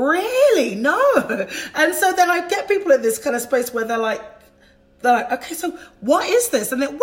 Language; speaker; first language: English; native; English